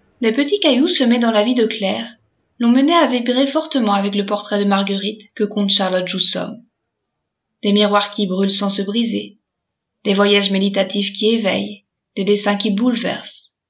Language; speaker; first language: French; native; French